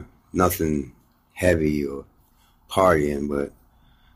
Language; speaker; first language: English; native; English